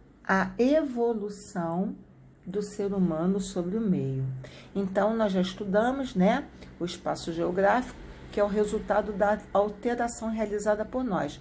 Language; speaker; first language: Portuguese; native; Portuguese